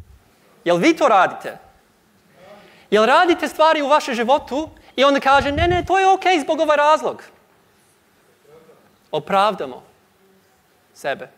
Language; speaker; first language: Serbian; non-native, learner; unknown